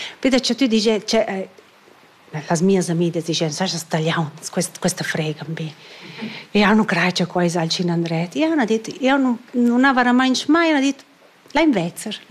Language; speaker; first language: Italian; non-native, fluent; Romansh